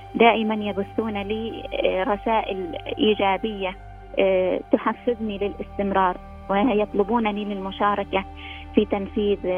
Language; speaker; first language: Arabic; native; Arabic